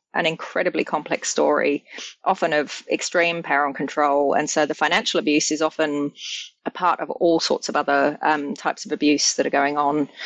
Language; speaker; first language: English; native; English